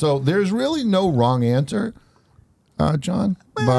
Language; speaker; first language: English; native; English